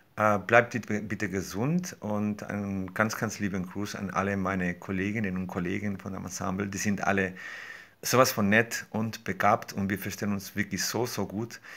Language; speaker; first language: German; non-native, fluent; Spanish